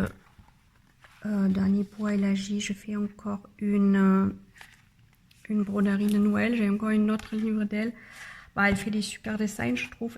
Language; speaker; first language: French; non-native, learner; German